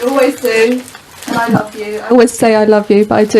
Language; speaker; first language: English; native; English